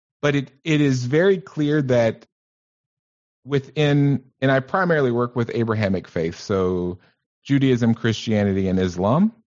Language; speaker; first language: English; native; English